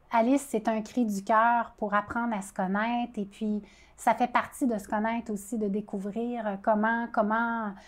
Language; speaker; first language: French; native; French